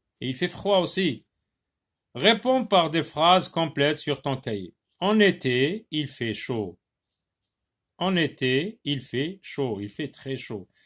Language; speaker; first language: French; non-native, local second language; Arabic